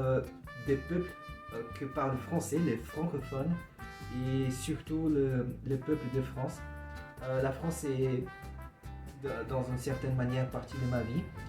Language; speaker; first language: French; non-native, learner; Portuguese